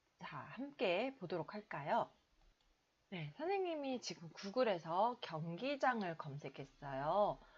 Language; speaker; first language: Korean; native; Korean